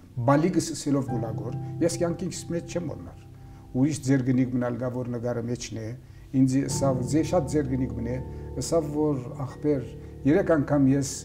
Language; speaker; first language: Armenian; early bilingual, heritage; Armenian